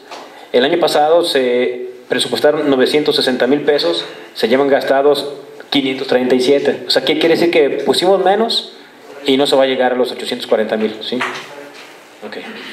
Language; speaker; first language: Spanish; native; Spanish